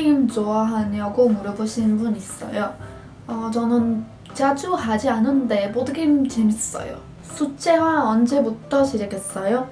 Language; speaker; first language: Korean; non-native, fluent; Portuguese